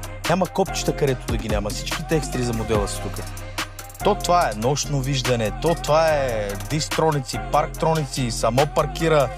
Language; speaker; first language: Bulgarian; native; Bulgarian